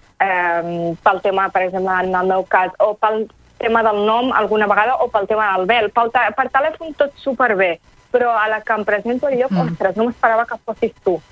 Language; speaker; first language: Catalan; early bilingual, other home language; Arabic